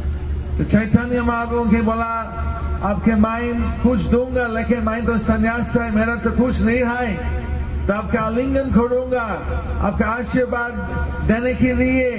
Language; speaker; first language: Hindi; non-native, learner; English